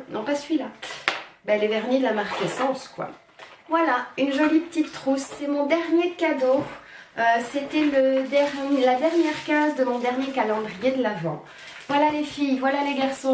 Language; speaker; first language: French; native; French